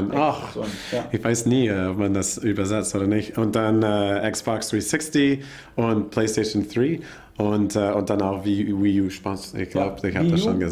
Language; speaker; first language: German; non-native, learner; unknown